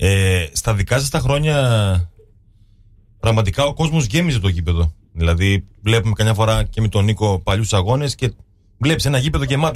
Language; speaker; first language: Greek; native; Greek